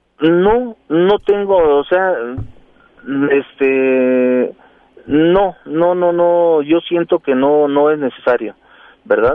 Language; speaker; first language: Spanish; native; Spanish